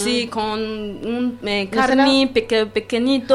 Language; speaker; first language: Spanish; non-native, learner; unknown